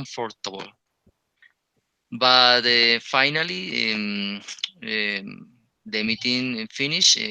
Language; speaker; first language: English; non-native, learner; Spanish